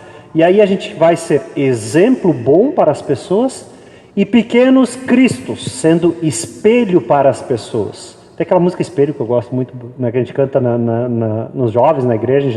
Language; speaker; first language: Portuguese; native; Portuguese